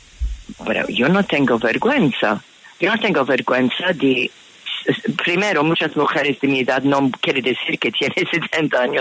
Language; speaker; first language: Spanish; non-native, fluent; English